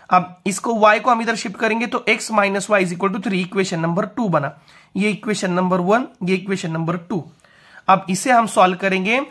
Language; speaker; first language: Hindi; non-native, local second language; Marathi